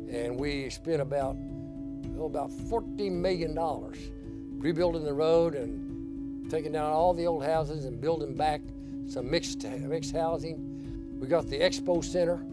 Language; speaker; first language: English; native; English